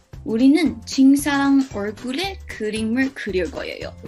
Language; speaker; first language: Korean; non-native, learner; English